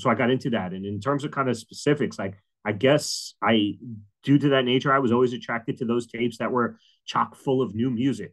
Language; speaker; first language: English; native; English